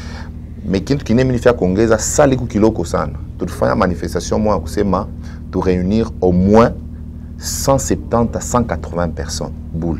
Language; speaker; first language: French; non-native, local second language; Swahili